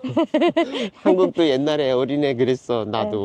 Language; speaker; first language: Korean; native; Korean